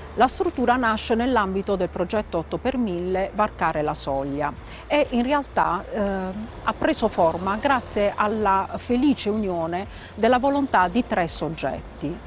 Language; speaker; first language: Italian; native; Italian